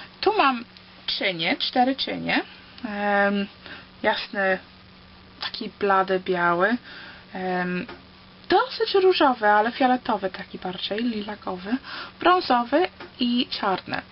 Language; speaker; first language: Polish; early bilingual, heritage; Polish